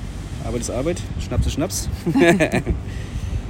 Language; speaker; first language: German; native; German